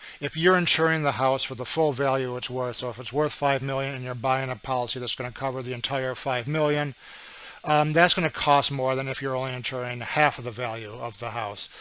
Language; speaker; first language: English; native; English